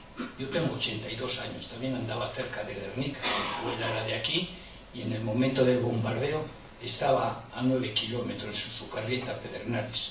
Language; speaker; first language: Spanish; native; Spanish